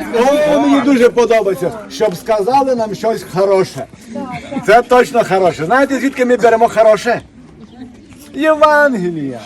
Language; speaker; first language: Ukrainian; non-native, local second language; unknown